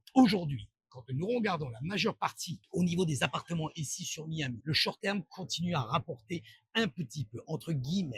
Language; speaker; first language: French; native; French